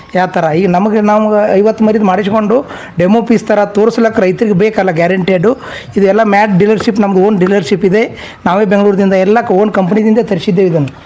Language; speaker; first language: Kannada; native; Kannada